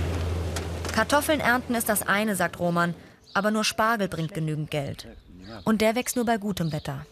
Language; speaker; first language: German; native; German